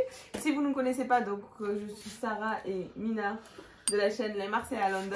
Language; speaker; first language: French; native; French